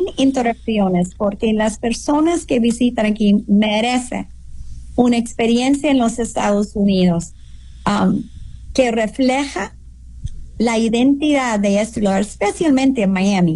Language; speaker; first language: Spanish; non-native, fluent; English